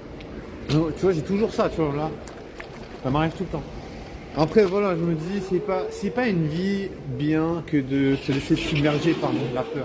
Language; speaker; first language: French; native; French